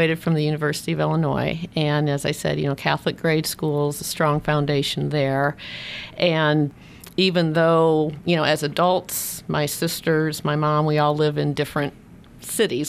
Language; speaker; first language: English; native; English